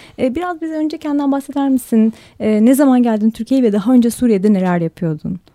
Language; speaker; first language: Turkish; native; Turkish